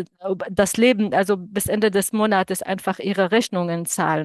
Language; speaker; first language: German; non-native, fluent; Arabic